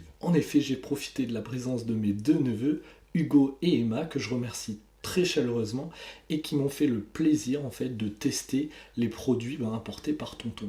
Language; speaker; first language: French; native; French